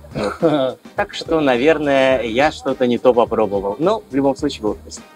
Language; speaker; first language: Russian; native; Russian